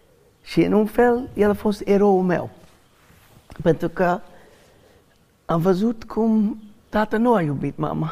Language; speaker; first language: Romanian; non-native, learner; English